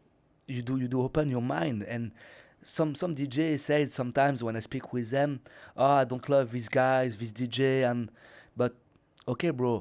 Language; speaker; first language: English; non-native, learner; French